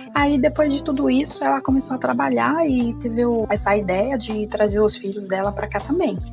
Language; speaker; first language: Portuguese; non-native, fluent; Haitian Creole